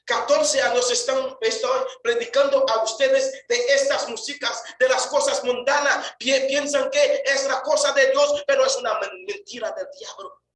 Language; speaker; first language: Spanish; non-native, fluent; Haitian Creole